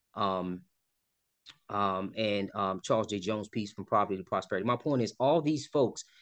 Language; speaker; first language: English; native; English